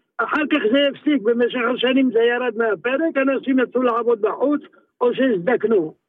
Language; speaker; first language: Hebrew; early bilingual, other home language; Arabic